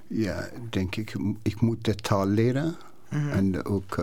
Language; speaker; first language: Dutch; non-native, learner; Persian